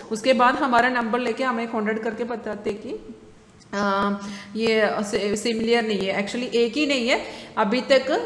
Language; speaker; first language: Hindi; non-native, local second language; Malayalam